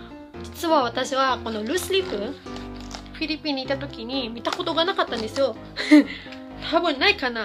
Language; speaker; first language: Japanese; non-native, fluent; Filipino